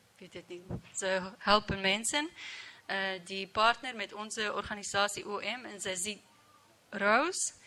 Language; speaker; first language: Dutch; non-native, learner; English